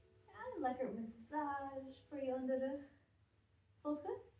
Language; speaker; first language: Dutch; non-native, fluent; Latvian